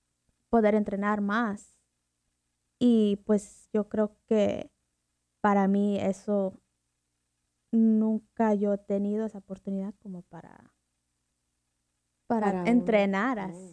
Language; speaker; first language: Spanish; early bilingual, heritage; Spanish